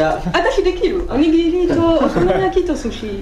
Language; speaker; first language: Japanese; non-native, learner; French